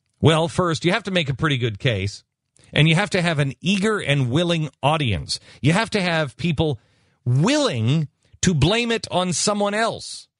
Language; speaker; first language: English; native; English